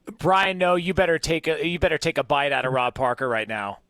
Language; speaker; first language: English; native; English